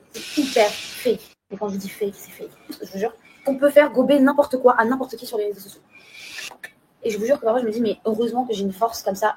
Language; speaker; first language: French; native; French